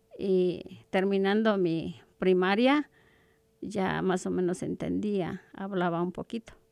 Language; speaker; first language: Spanish; non-native, local second language; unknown